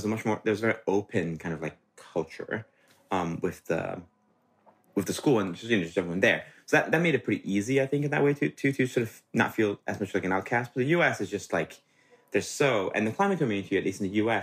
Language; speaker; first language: English; non-native, local second language; Cantonese